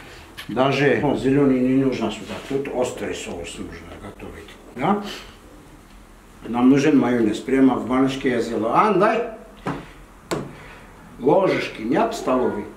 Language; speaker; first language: Russian; non-native, fluent; Armenian